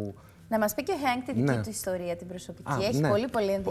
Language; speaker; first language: Greek; native; Greek